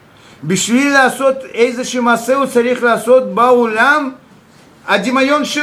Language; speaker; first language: Hebrew; non-native, fluent; Russian